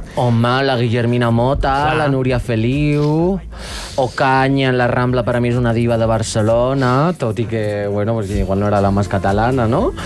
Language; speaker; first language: Catalan; non-native, local second language; Spanish